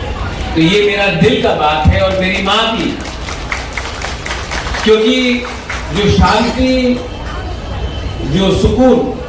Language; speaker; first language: Hindi; non-native, local second language; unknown